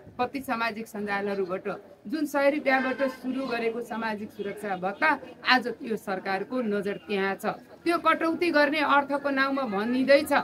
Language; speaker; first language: Nepali; non-native, local second language; Maithili